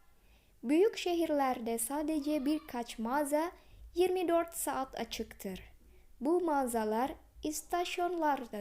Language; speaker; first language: Turkish; non-native, fluent; Indonesian